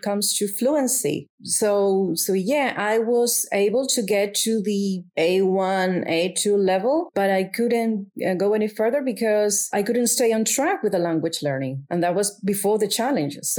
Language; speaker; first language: English; non-native, fluent; Spanish